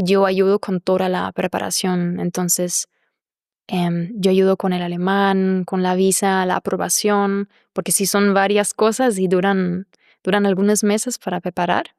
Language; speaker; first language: Spanish; non-native, fluent; German